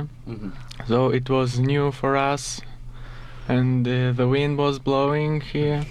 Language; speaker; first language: English; non-native, learner; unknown